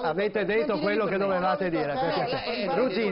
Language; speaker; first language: Italian; native; Italian